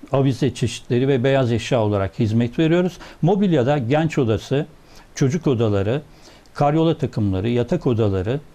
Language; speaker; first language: Turkish; native; Turkish